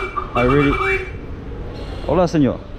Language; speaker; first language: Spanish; non-native, learner; English